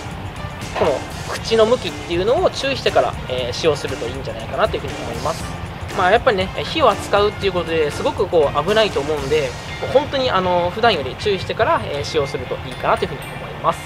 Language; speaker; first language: Japanese; native; Japanese